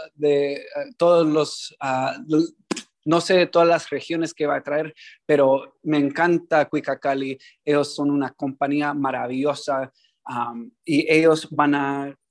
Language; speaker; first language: Spanish; early bilingual, heritage; Spanish